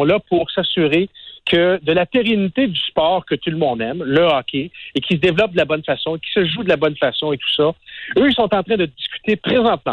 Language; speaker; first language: French; native; French